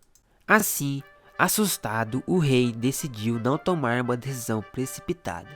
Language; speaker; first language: Portuguese; native; Portuguese